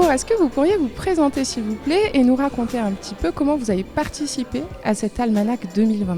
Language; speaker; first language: French; native; French